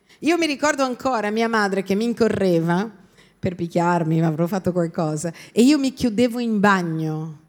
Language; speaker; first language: Italian; non-native, fluent; Portuguese